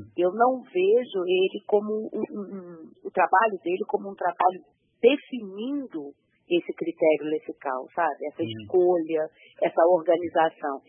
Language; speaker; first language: Portuguese; native; Portuguese